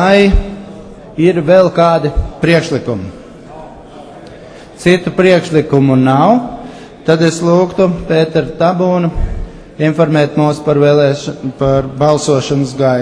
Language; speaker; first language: Latvian; native; Latvian